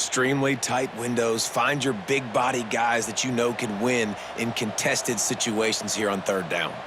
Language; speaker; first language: English; native; English